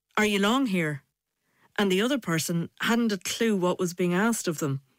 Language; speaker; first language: English; native; English